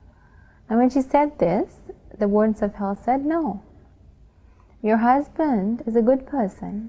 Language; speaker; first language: English; non-native, local second language; Sinhala